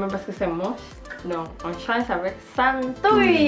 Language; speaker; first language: French; non-native, learner; Indonesian